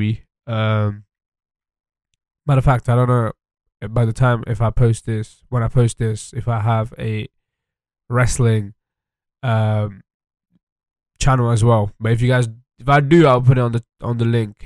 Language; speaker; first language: English; early bilingual, other home language; French